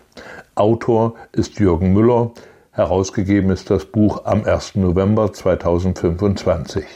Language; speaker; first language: German; native; German